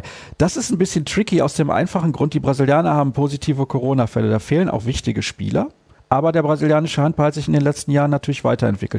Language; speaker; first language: German; native; German